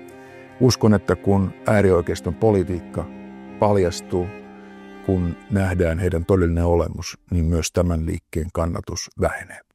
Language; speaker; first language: Finnish; native; Finnish